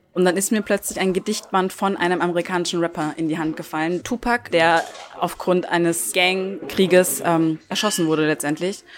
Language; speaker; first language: German; early bilingual, other home language; Turkish